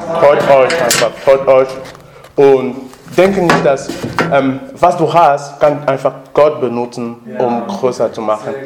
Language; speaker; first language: German; non-native, learner; French